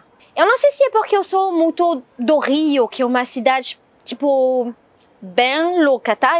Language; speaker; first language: Portuguese; non-native, learner; French